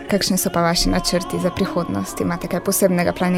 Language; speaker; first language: Slovenian; native; Slovenian